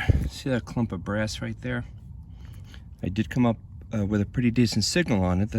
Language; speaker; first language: English; native; English